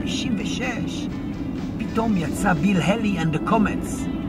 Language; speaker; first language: Hebrew; non-native, fluent; French